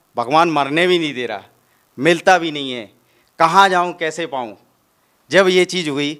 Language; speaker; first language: Hindi; native; Hindi